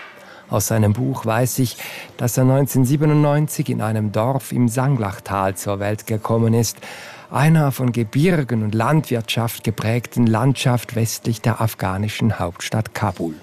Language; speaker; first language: German; native; German